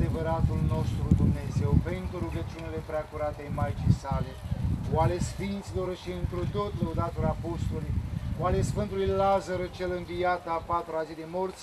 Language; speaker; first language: Romanian; native; Romanian